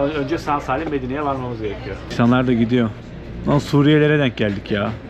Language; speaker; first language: Turkish; native; Turkish